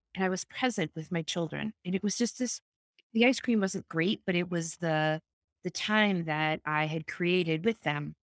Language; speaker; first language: English; native; English